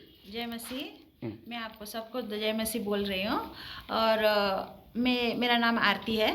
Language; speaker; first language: Hindi; early bilingual, heritage; Hindi